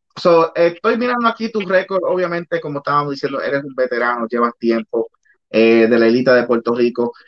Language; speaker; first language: Spanish; native; Spanish